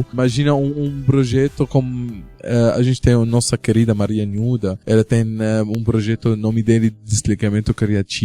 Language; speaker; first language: Portuguese; non-native, learner; Arabic